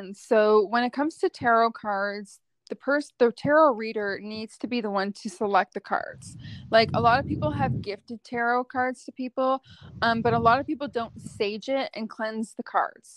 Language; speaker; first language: English; native; English